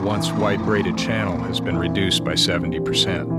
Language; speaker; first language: English; native; English